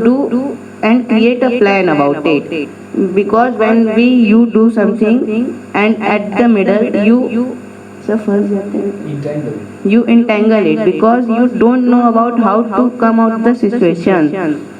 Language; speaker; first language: English; non-native, learner; Hindi